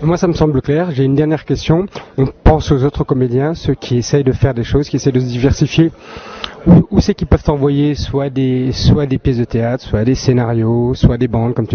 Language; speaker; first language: French; native; French